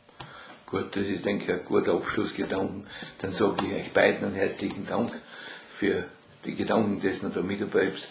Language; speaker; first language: German; native; German